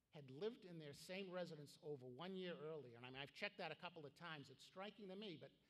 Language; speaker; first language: English; native; English